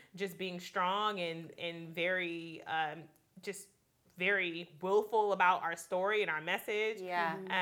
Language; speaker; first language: English; native; English